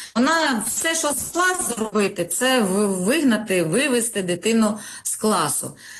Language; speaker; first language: Ukrainian; non-native, local second language; Russian